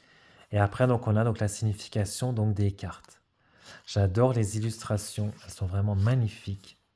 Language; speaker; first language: French; native; French